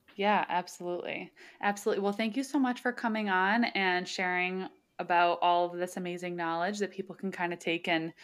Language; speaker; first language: English; early bilingual, other home language; Slovak